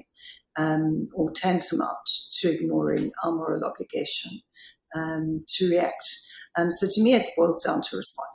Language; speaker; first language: English; native; English